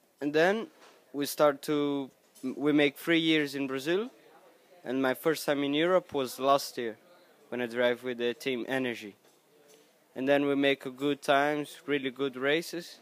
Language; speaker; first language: English; non-native, learner; Portuguese